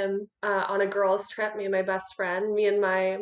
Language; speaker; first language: English; native; English